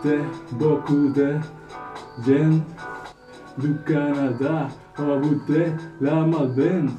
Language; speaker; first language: French; non-native, learner; Spanish